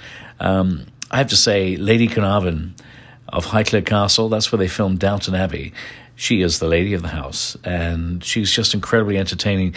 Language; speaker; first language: English; native; English